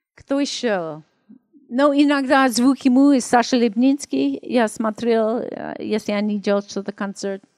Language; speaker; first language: Russian; non-native, learner; English